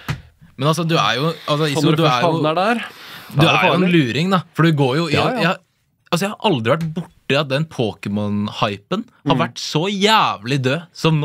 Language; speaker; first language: Norwegian; native; Norwegian